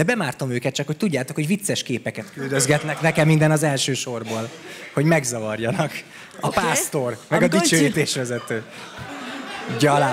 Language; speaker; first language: Hungarian; native; Hungarian